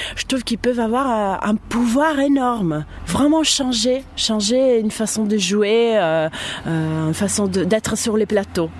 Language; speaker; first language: French; non-native, fluent; Italian